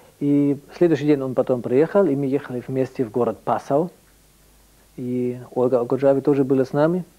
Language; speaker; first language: Russian; non-native, fluent; German